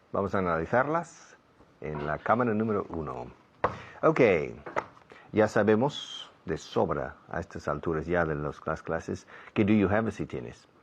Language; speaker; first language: Spanish; non-native, fluent; English